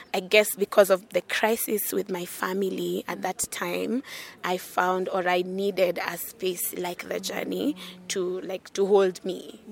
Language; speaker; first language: English; non-native, local second language; Luo (Kenya and Tanzania)